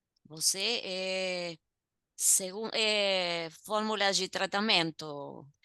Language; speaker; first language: Portuguese; non-native, learner; Spanish